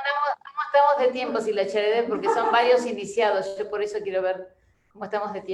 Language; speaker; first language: Spanish; native; Spanish